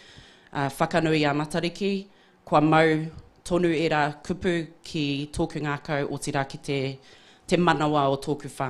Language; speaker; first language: Māori; non-native, local second language; English